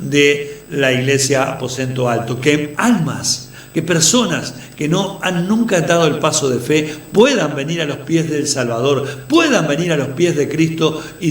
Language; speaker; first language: Spanish; native; Spanish